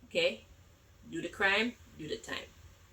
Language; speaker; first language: English; native; English